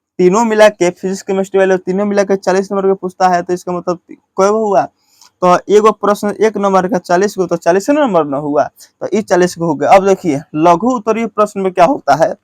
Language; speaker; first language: Hindi; native; Hindi